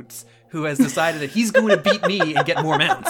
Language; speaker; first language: English; native; English